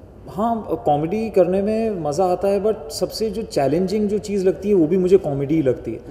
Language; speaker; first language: Hindi; native; Hindi